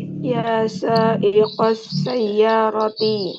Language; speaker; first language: Arabic; non-native, learner; Indonesian